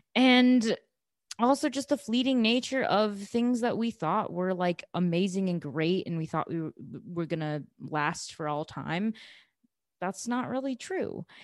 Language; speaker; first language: English; native; English